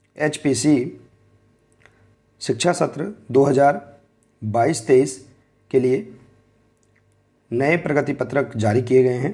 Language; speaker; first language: Hindi; native; Hindi